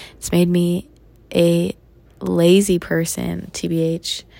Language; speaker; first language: English; native; English